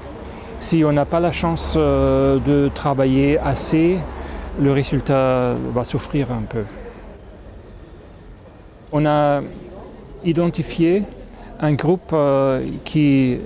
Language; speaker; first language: French; non-native, fluent; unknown